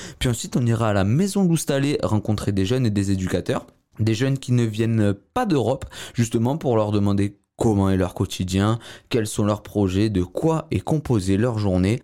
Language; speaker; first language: French; native; French